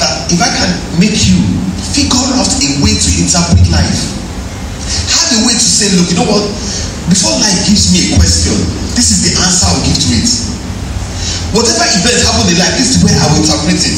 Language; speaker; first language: English; non-native, local second language; Yoruba